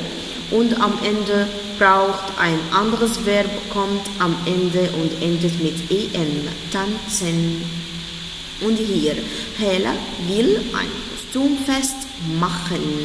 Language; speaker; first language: German; non-native, fluent; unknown